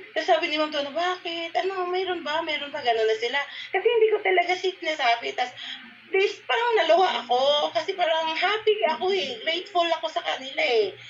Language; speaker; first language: Filipino; non-native, local second language; Cebuano